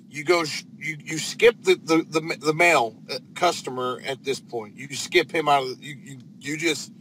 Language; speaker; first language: English; native; English